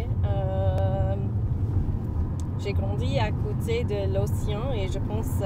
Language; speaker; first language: French; non-native, learner; English